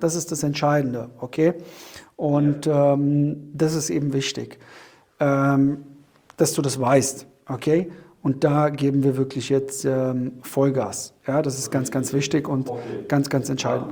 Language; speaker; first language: German; native; German